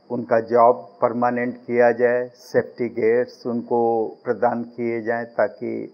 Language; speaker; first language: Hindi; native; Hindi